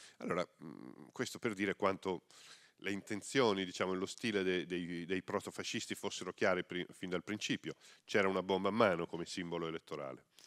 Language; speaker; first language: Italian; native; Italian